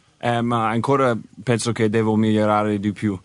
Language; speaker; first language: Italian; non-native, learner; English